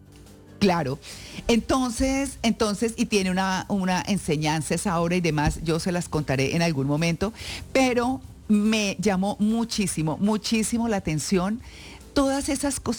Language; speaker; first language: Spanish; native; Spanish